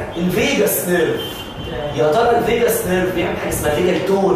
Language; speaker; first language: Arabic; native; Arabic